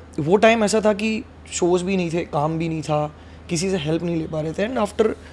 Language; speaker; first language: Hindi; native; Hindi